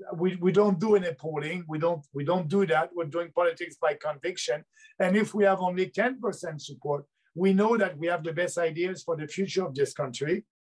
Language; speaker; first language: English; native; English